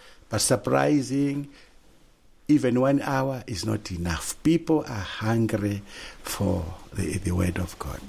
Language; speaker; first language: English; non-native, local second language; Nyanja